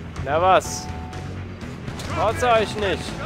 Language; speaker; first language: German; native; German